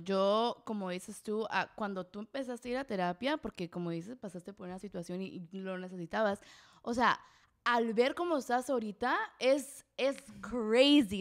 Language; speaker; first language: Spanish; early bilingual, heritage; Spanish